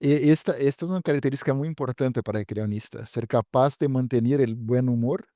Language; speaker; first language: Spanish; non-native, fluent; Portuguese